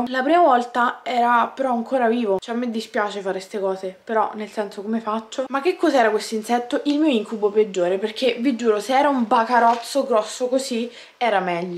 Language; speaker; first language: Italian; native; Italian